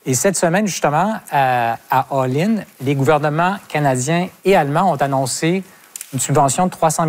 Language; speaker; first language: French; native; French